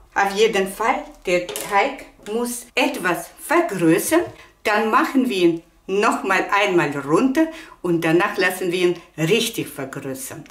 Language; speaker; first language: German; non-native, fluent; Russian